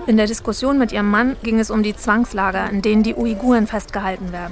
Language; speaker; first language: German; native; German